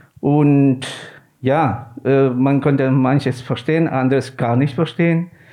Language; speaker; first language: German; non-native, fluent; Spanish